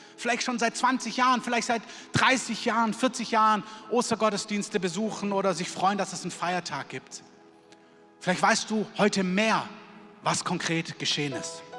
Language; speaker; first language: German; native; German